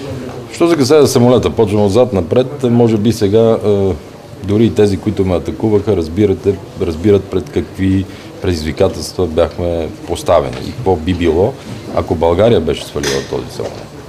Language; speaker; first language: Bulgarian; native; Bulgarian